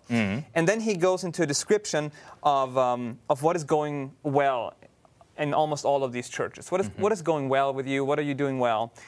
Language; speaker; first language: English; non-native, fluent; German